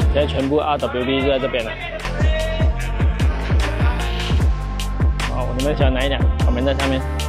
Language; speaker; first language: Chinese; native; Chinese